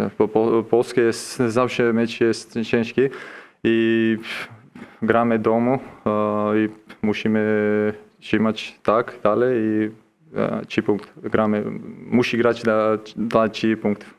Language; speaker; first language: Polish; non-native, learner; Georgian